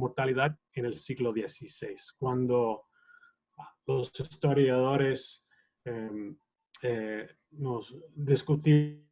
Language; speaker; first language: Spanish; non-native, fluent; English